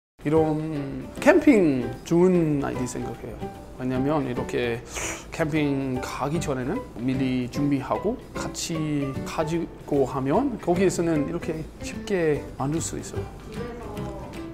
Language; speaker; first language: Korean; non-native, learner; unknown